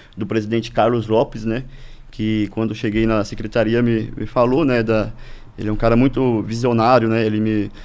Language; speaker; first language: Portuguese; native; Portuguese